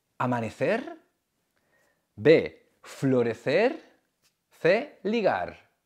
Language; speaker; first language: Spanish; native; Spanish